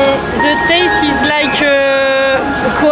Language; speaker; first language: English; non-native, fluent; French